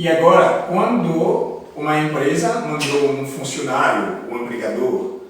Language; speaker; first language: Portuguese; non-native, learner; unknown